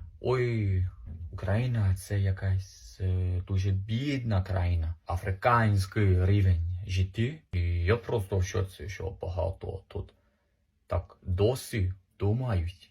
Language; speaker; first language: Ukrainian; non-native, fluent; English